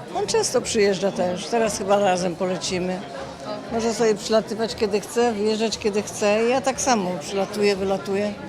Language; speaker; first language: Polish; native; Polish